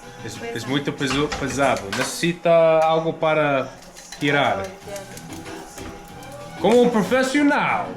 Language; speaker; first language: Spanish; non-native, learner; English